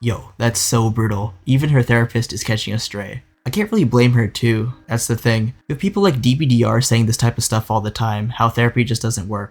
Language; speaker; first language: English; native; English